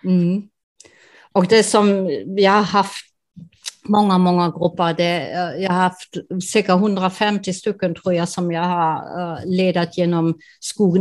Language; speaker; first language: Swedish; non-native, fluent; German